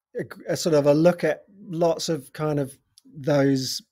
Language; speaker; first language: English; native; English